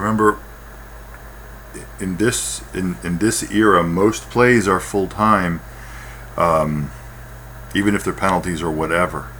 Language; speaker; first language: English; native; English